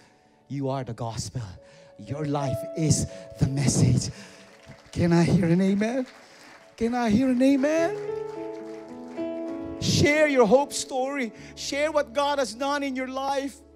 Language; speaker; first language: English; non-native, local second language; Filipino